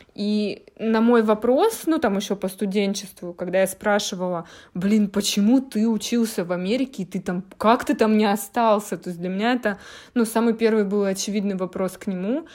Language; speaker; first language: Russian; native; Russian